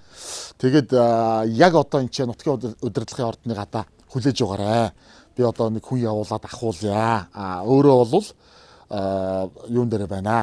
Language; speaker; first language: Mongolian; native; Mongolian